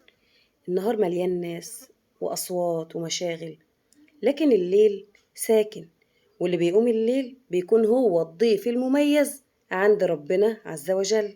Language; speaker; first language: Arabic; native; Arabic